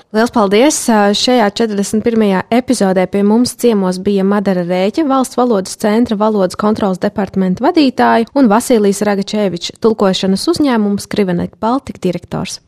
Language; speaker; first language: Latvian; non-native, local second language; Russian